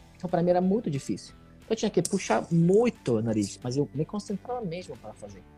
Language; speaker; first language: Portuguese; non-native, fluent; Italian